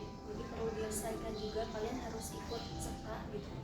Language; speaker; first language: Indonesian; native; Indonesian